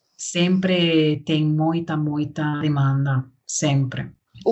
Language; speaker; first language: Portuguese; non-native, learner; Spanish